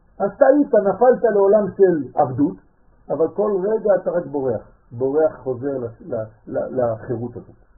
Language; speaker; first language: Hebrew; non-native, fluent; French